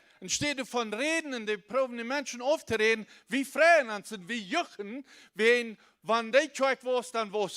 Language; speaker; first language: German; non-native, learner; Low German